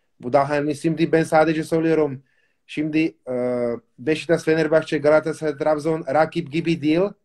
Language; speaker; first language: Turkish; non-native, learner; Slovak